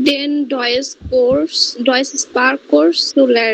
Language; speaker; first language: German; non-native, learner; Bangla